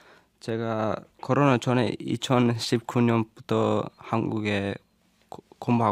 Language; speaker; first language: Korean; non-native, learner; Uzbek